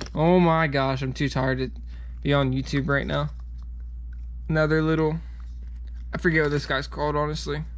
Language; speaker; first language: English; native; English